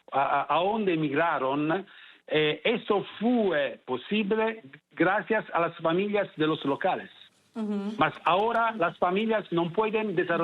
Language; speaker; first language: Spanish; non-native, fluent; Italian